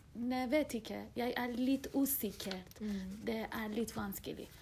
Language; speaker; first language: Norwegian; non-native, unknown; Persian